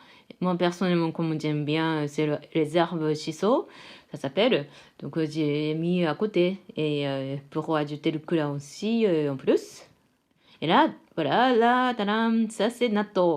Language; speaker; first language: French; non-native, fluent; Japanese